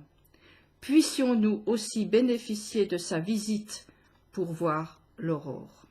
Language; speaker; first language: French; native; French